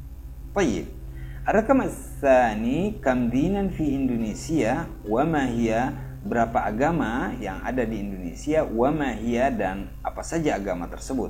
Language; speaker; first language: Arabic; non-native, fluent; Indonesian